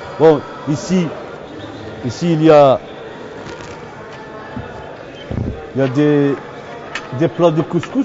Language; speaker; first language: French; non-native, local second language; Arabic